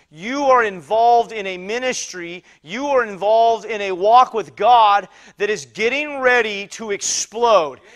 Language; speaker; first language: English; native; English